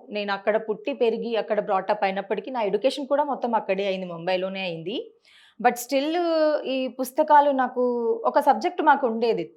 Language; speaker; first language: Telugu; early bilingual, heritage; Telugu